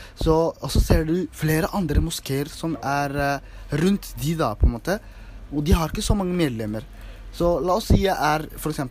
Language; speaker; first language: Norwegian; early bilingual, other home language; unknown